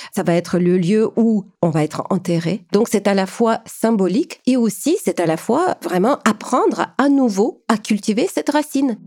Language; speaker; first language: French; non-native, fluent; Ukrainian